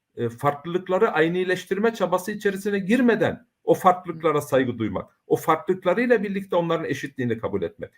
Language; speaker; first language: Turkish; early bilingual, heritage; Turkish